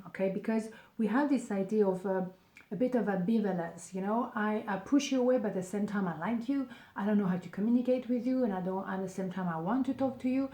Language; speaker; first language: English; non-native, fluent; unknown